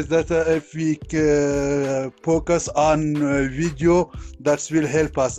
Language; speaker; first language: English; non-native, learner; Persian